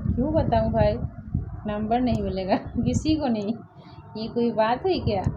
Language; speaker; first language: Hindi; non-native, local second language; Bangla